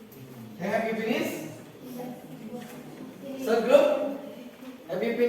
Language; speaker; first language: English; non-native, fluent; Indonesian